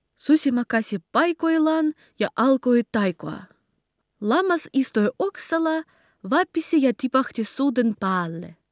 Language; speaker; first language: Finnish; non-native, learner; Ukrainian